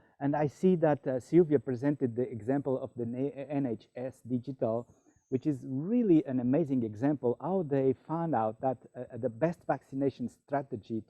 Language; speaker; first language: English; non-native, fluent; Portuguese